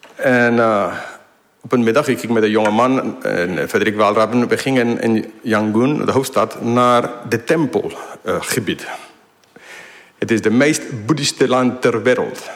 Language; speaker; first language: Dutch; non-native, fluent; English